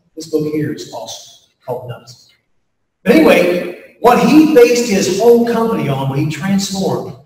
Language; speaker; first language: English; native; English